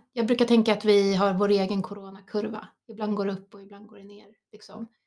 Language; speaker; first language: Swedish; early bilingual, other home language; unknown